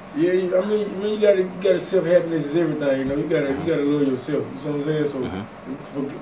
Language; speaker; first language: English; native; English